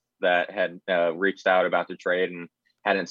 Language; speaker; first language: English; native; English